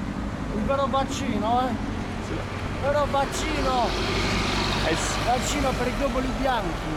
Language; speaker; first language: Italian; native; Italian